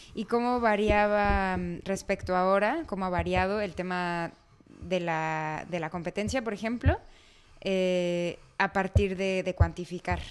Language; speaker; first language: Spanish; native; Spanish